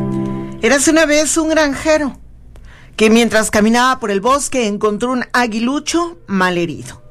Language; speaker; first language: Spanish; native; Spanish